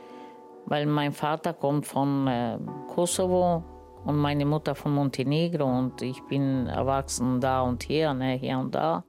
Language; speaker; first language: German; non-native, learner; Romany